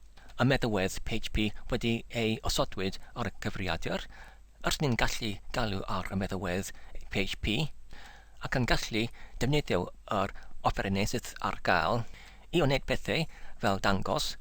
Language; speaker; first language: Welsh; non-native, learner; English